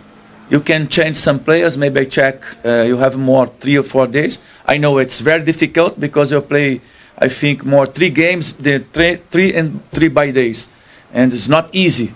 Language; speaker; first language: English; non-native, learner; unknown